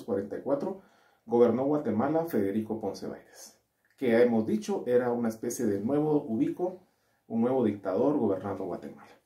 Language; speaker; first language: Spanish; native; Spanish